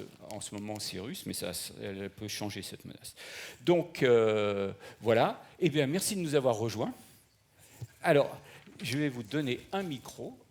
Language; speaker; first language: French; native; French